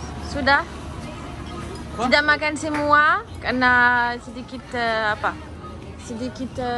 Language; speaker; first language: Indonesian; non-native, learner; French